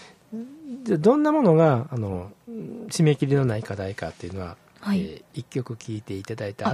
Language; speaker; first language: Japanese; native; Japanese